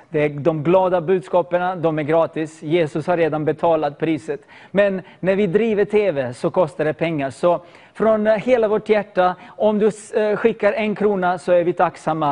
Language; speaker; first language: Swedish; non-native, fluent; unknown